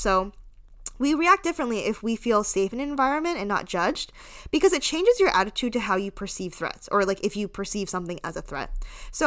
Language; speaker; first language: English; native; English